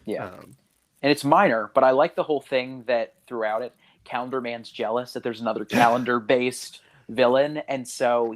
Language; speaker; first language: English; native; English